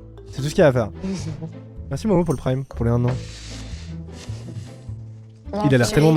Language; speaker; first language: French; native; French